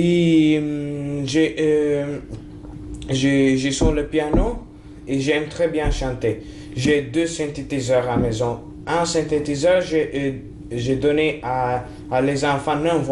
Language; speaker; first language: French; non-native, learner; Italian